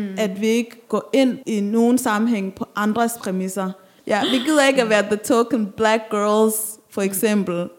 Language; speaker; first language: Danish; early bilingual, other home language; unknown